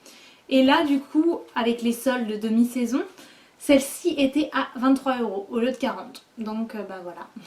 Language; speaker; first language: French; native; French